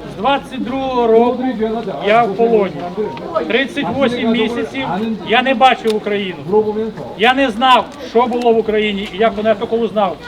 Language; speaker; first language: Ukrainian; non-native, local second language; Russian